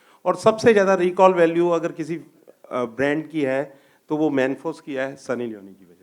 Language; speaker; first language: Hindi; native; Hindi